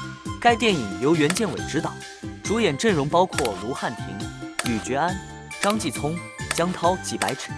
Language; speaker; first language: Chinese; native; Chinese